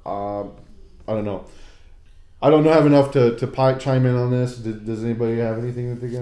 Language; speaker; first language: English; native; English